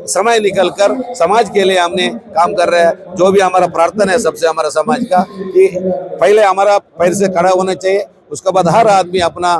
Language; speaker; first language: Hindi; non-native, local second language; Tulu